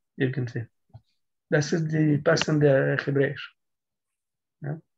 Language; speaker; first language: German; non-native, learner; Russian